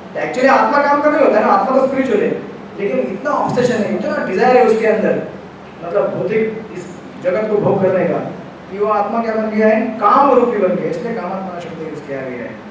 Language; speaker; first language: Hindi; non-native, local second language; Marathi